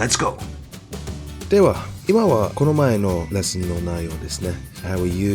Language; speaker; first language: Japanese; non-native, fluent; English